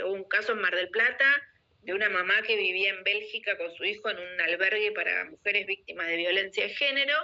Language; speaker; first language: Spanish; native; Spanish